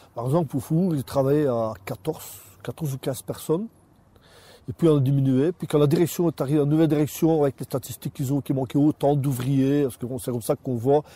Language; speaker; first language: French; native; French